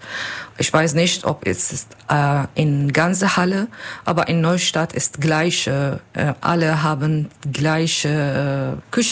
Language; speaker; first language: German; non-native, learner; Kurdish